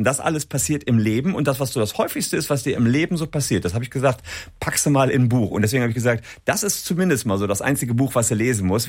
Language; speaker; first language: German; native; German